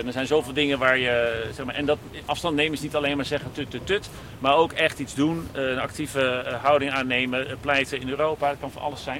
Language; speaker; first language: Dutch; native; Dutch